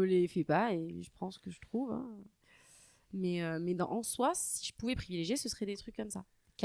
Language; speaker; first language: French; native; French